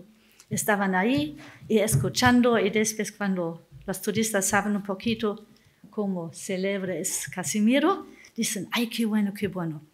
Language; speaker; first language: Spanish; non-native, learner; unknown